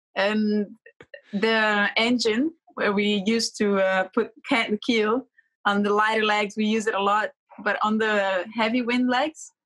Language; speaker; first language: English; non-native, fluent; Portuguese